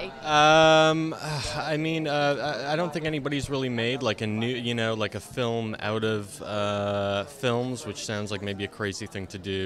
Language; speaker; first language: English; native; English